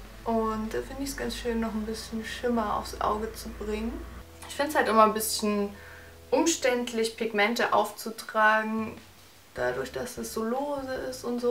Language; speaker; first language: German; native; German